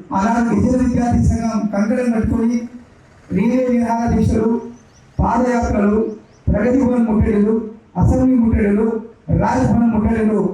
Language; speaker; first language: Telugu; non-native, local second language; Lambadi